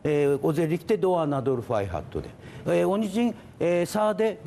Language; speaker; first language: Turkish; non-native, learner; Japanese